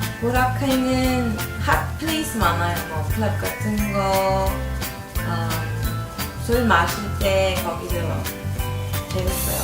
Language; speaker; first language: Korean; non-native, learner; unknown